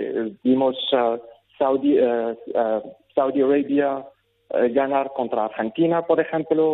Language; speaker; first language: Spanish; non-native, learner; Arabic